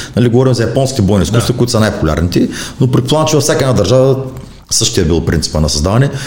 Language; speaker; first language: Bulgarian; native; Bulgarian